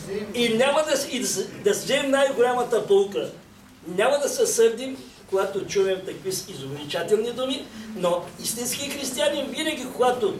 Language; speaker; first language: Bulgarian; non-native, local second language; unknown